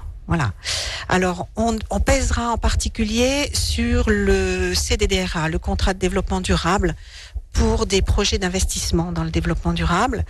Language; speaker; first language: French; native; French